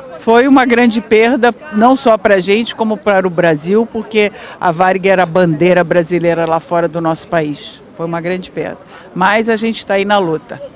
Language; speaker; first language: Portuguese; native; Portuguese